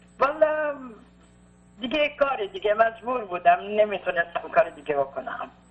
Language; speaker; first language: Persian; non-native, learner; Arabic